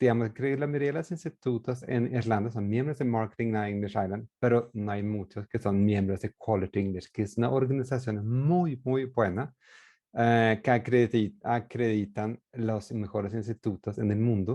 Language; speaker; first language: Spanish; non-native, fluent; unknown